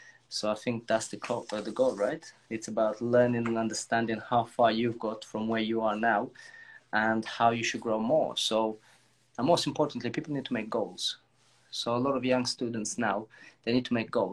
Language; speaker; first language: English; non-native, fluent; Romanian